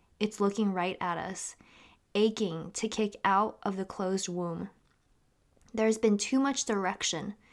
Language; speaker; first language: English; native; English